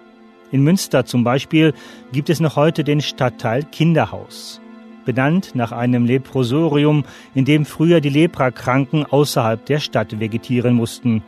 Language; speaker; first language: German; native; German